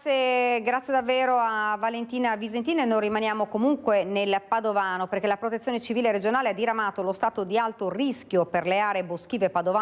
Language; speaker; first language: Italian; native; Italian